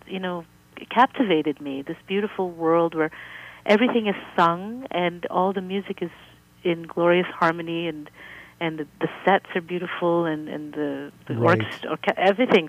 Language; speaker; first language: English; native; English